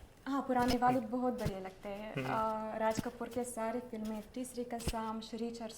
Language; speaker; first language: Hindi; non-native, fluent; Ukrainian